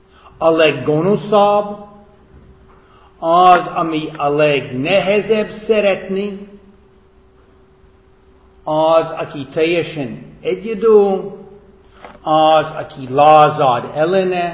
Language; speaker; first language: Hungarian; non-native, fluent; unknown